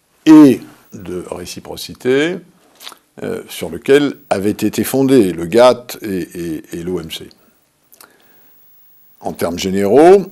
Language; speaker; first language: French; native; French